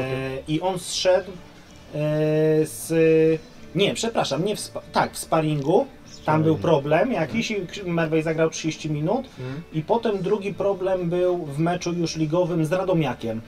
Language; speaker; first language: Polish; native; Polish